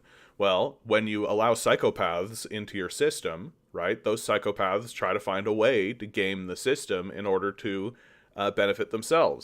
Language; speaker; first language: English; native; English